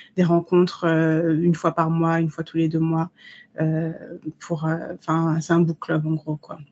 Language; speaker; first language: French; native; French